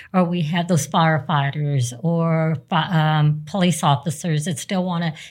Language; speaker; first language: English; native; English